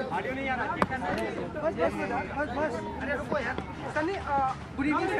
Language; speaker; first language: Hindi; native; Hindi